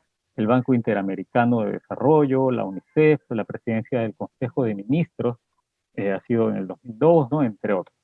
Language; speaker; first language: Spanish; native; Spanish